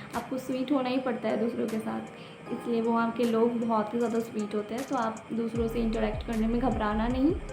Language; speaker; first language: Hindi; non-native, local second language; Bangla